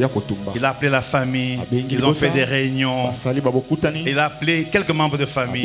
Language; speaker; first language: French; non-native, local second language; Lingala